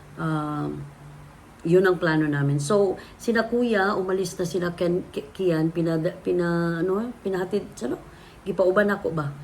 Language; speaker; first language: Filipino; native; Filipino